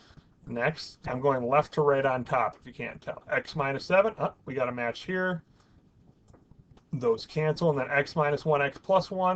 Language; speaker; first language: English; native; English